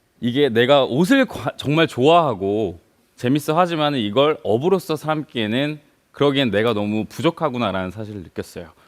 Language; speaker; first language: Korean; native; Korean